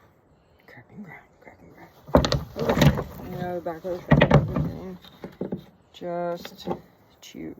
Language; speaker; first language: English; native; English